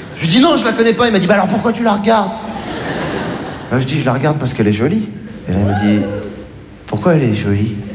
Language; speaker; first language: French; native; French